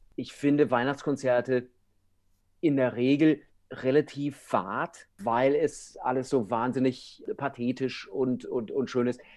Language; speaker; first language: German; non-native, fluent; English